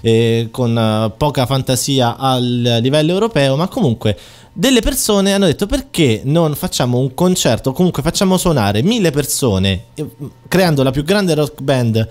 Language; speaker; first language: Italian; native; Italian